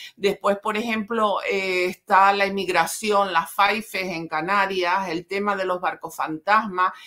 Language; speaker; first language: Spanish; native; Spanish